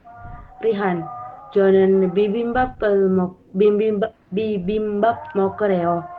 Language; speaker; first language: Korean; non-native, learner; Indonesian